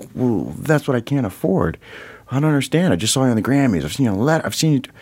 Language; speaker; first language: English; native; English